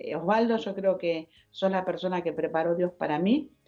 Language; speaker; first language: Spanish; native; Spanish